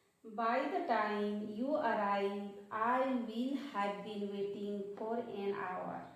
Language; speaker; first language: English; non-native, local second language; Hindi